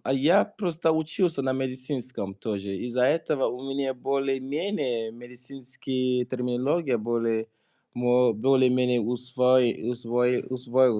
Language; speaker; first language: Russian; non-native, fluent; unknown